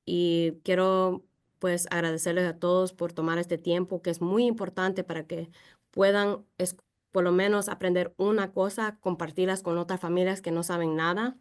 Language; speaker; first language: Spanish; early bilingual, heritage; Spanish